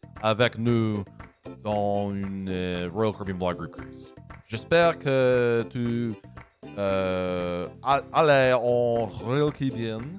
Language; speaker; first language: French; non-native, learner; English